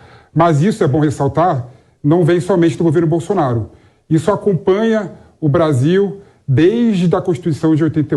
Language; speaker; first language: Portuguese; native; Portuguese